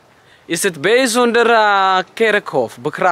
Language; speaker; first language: Dutch; non-native, learner; Indonesian